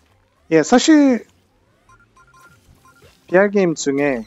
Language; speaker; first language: Korean; non-native, fluent; English